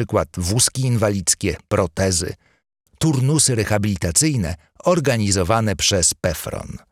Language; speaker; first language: Polish; native; Polish